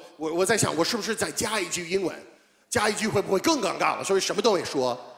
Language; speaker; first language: Chinese; non-native, fluent; English